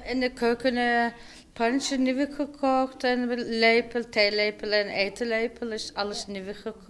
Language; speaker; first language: Dutch; non-native, learner; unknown